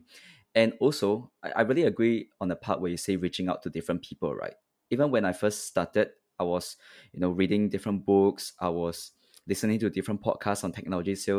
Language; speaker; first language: English; native; English